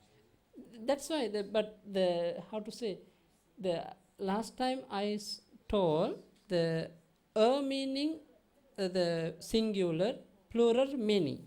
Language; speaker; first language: English; non-native, learner; Sinhala